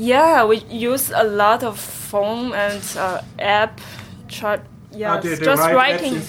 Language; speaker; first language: English; non-native, learner; Chinese